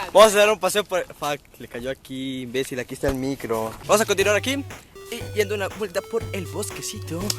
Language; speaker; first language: Spanish; native; Spanish